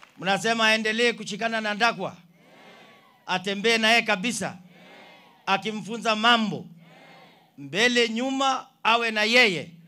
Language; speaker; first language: Swahili; non-native, local second language; Luyia